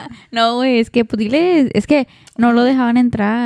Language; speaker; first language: Spanish; early bilingual, heritage; Spanish